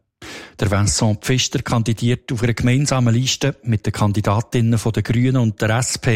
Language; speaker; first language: German; native; German